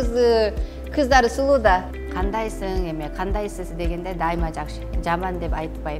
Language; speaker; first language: Kyrgyz; non-native, learner; Korean